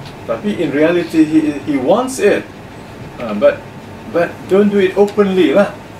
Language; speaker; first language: English; non-native, local second language; Malay